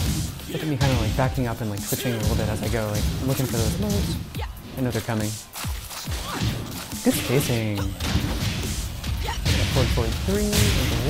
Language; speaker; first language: English; native; English